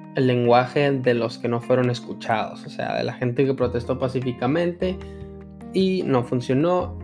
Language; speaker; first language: Spanish; early bilingual, heritage; Spanish